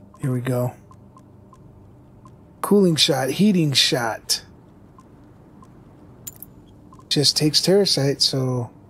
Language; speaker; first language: English; native; English